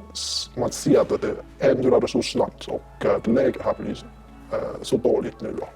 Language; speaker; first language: Swedish; non-native, fluent; Cantonese